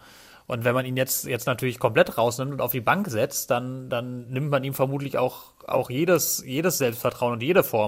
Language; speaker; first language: German; native; German